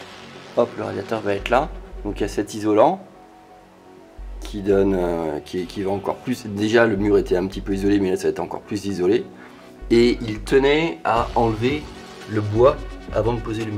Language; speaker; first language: French; native; French